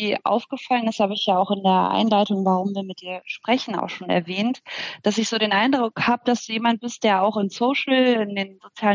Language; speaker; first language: German; native; German